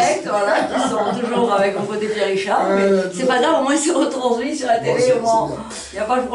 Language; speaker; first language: French; native; French